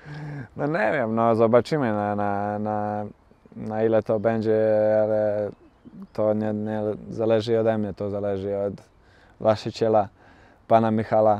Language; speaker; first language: Polish; non-native, learner; Bosnian